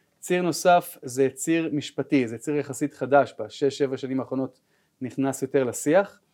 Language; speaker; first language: Hebrew; native; Hebrew